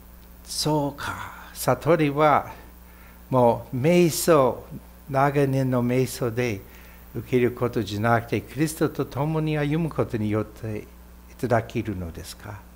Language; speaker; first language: Japanese; non-native, fluent; English